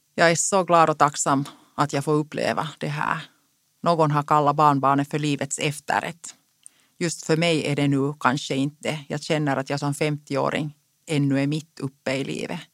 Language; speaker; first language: Swedish; non-native, local second language; Finnish